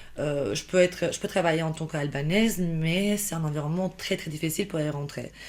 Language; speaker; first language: French; non-native, fluent; Albanian